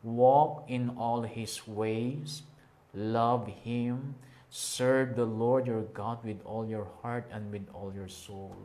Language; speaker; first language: English; non-native, local second language; Filipino